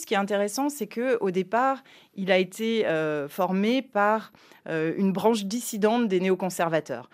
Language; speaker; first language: French; native; French